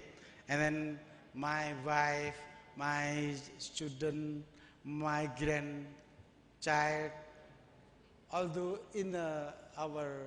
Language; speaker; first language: English; non-native, learner; Indonesian